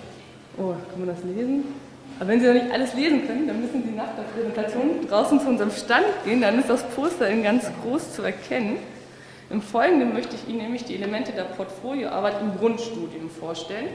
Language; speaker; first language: German; native; German